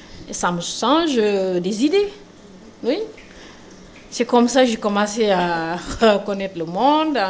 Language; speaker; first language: French; non-native, local second language; Wolof